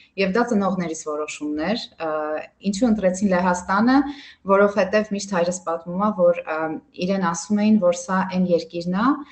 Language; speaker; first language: Armenian; early bilingual, heritage; Armenian